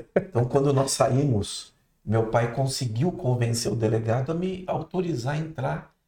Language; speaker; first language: Portuguese; native; Portuguese